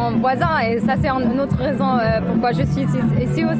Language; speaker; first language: French; non-native, learner; German